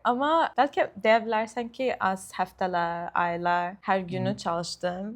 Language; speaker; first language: Azerbaijani; non-native, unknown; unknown